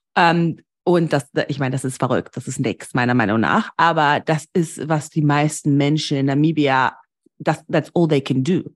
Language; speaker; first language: German; early bilingual, heritage; German